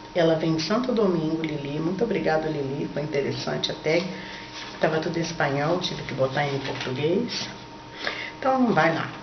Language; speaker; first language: Portuguese; native; Portuguese